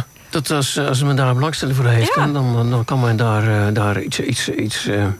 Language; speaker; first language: Dutch; native; Dutch